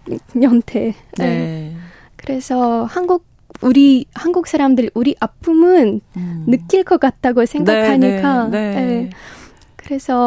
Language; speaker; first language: Korean; non-native, learner; Ukrainian